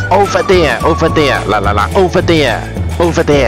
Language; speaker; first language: English; non-native, local second language; Cantonese